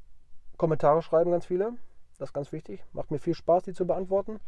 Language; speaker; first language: German; native; German